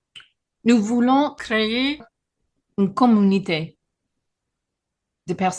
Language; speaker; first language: French; non-native, fluent; English